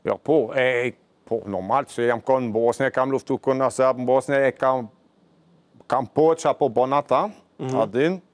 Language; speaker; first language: Albanian; non-native, learner; German